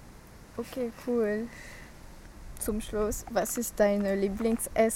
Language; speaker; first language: German; non-native, learner; French